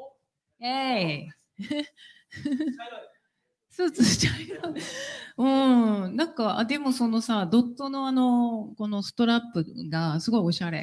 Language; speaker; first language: Japanese; native; Japanese